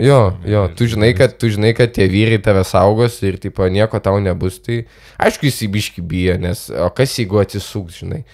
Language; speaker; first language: Lithuanian; non-native, local second language; Russian